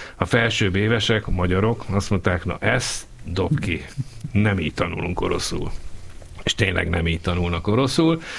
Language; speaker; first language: Hungarian; native; Hungarian